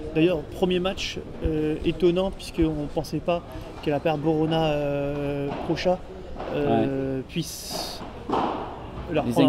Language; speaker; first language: French; native; French